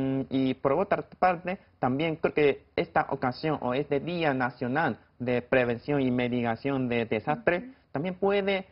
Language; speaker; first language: Spanish; non-native, fluent; Chinese